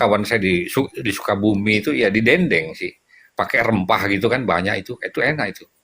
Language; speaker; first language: Indonesian; native; Indonesian